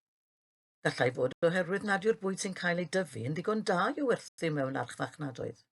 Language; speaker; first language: Welsh; native; Welsh